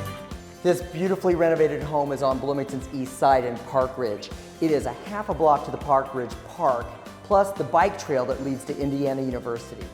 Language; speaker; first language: English; native; English